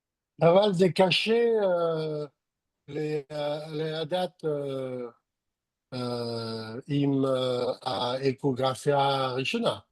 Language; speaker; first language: Hebrew; non-native, learner; French